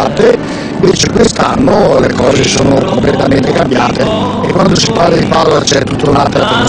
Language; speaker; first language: Italian; native; Italian